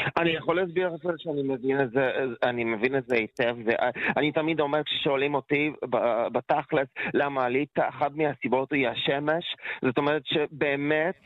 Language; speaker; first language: Hebrew; non-native, fluent; Polish